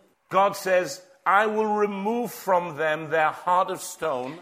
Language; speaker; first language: English; native; English